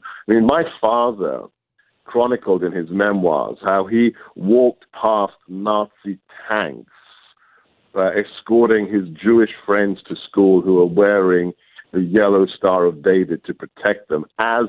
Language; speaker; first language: English; native; English